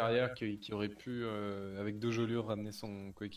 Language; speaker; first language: French; native; French